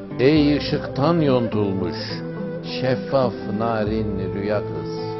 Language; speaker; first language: Turkish; native; Turkish